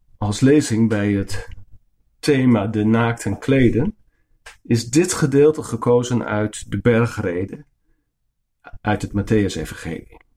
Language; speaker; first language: Dutch; non-native, local second language; Western Frisian